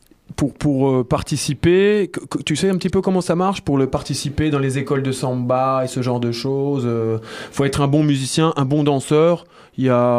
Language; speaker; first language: French; native; French